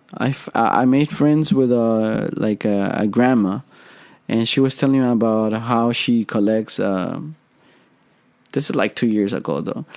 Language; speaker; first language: English; non-native, fluent; Spanish